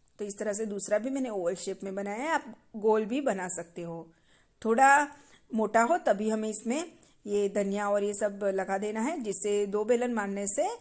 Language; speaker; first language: Hindi; non-native, local second language; Gujarati